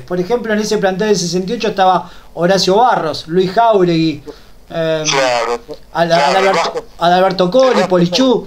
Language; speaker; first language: Spanish; native; Spanish